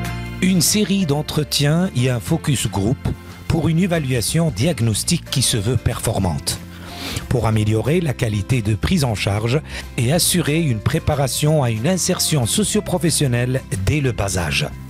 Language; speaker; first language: French; non-native, local second language; Arabic